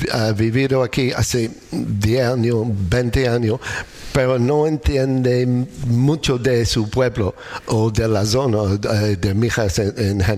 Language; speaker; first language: Spanish; non-native, learner; English